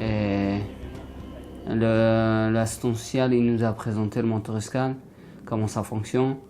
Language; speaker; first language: French; non-native, learner; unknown